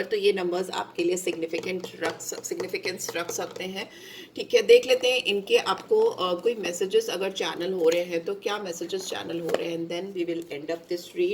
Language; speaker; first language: Hindi; native; Hindi